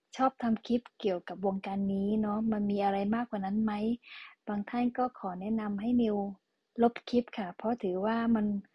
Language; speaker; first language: Thai; native; Thai